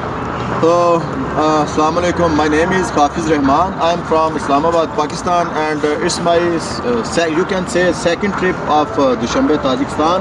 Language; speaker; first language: English; non-native, learner; Urdu